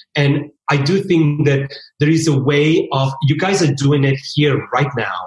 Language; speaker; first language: English; early bilingual, other home language; Spanish